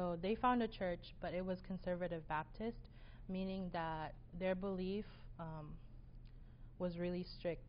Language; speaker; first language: English; early bilingual, other home language; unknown